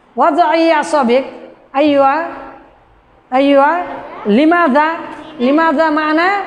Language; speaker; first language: Arabic; non-native, fluent; Bangla